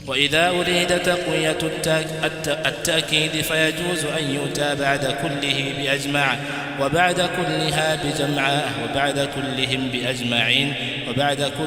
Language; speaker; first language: Arabic; non-native, fluent; Swahili